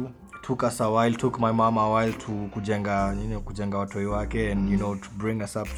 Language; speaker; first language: English; non-native, local second language; Swahili